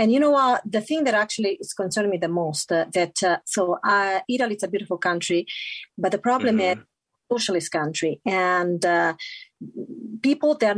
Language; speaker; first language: English; non-native, fluent; Italian